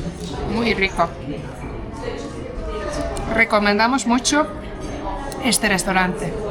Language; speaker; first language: Spanish; non-native, fluent; Portuguese